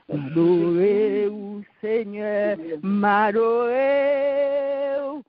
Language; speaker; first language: French; non-native, local second language; Haitian Creole